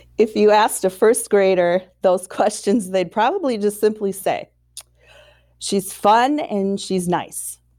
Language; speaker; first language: English; native; English